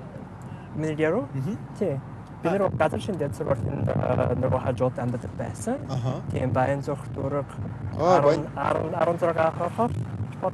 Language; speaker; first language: Mongolian; non-native, learner; English